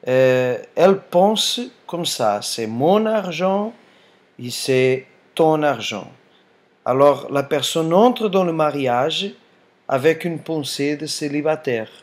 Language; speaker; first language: French; non-native, fluent; Portuguese